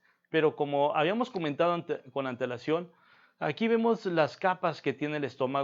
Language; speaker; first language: Spanish; native; Spanish